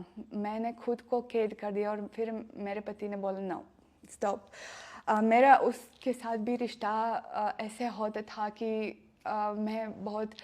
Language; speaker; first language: Hindi; non-native, fluent; Russian